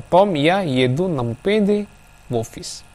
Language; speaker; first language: Russian; non-native, learner; Javanese